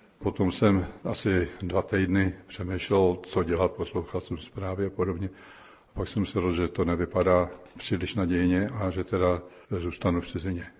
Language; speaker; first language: Czech; native; Czech